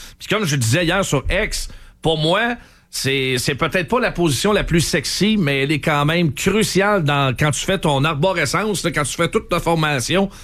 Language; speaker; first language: French; native; French